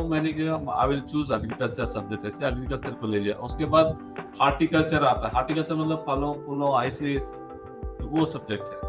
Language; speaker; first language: Hindi; non-native, local second language; Kannada